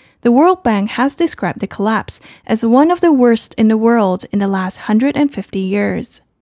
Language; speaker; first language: English; non-native, fluent; Chinese